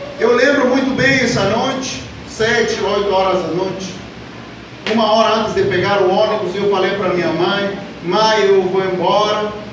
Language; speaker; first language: Portuguese; non-native, fluent; Spanish